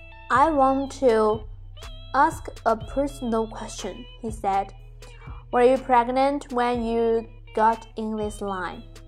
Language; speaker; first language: English; non-native, fluent; Chinese